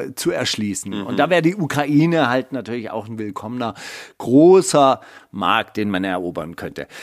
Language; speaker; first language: German; native; German